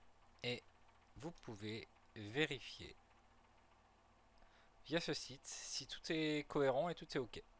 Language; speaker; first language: French; native; French